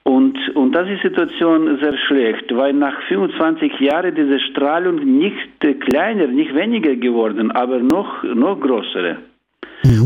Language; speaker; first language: German; non-native, learner; Ukrainian